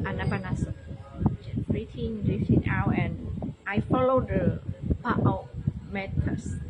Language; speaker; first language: English; non-native, learner; Vietnamese